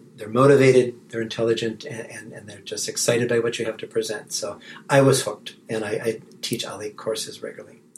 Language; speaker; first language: English; native; English